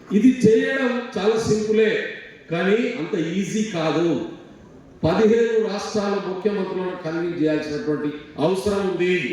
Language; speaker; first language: Telugu; non-native, local second language; Lambadi